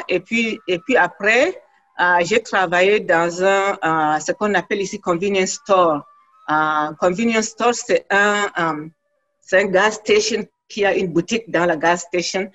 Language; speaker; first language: French; non-native, local second language; Fula